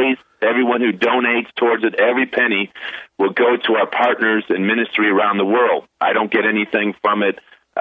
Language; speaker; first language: English; native; English